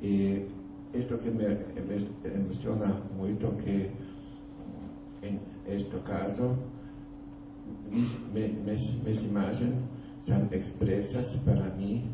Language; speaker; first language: Portuguese; non-native, learner; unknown